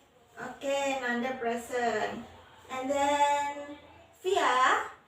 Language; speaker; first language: English; non-native, learner; Indonesian